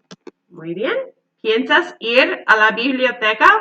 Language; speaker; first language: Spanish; non-native, learner; English